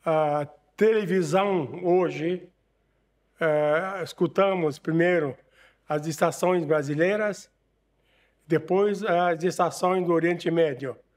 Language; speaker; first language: Portuguese; non-native, fluent; Arabic